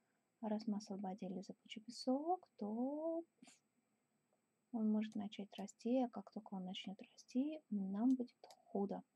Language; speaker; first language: Russian; native; Russian